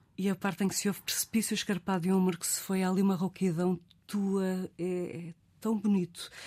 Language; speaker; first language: Portuguese; native; Portuguese